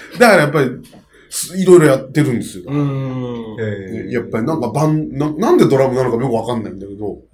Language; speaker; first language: Japanese; native; Japanese